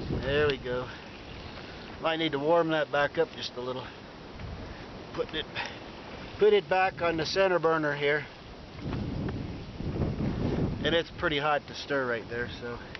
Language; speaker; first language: English; native; English